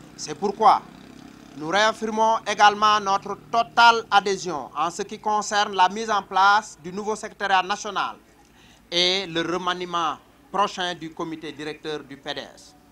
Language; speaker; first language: French; non-native, local second language; Wolof